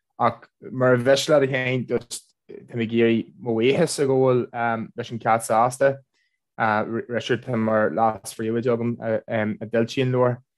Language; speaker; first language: Irish; non-native, local second language; English